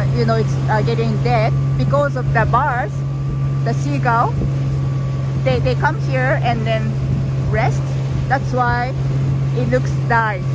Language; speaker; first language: English; non-native, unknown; Japanese